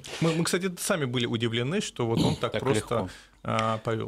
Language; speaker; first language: Russian; native; Russian